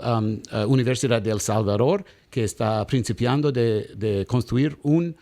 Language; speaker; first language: Spanish; non-native, learner; English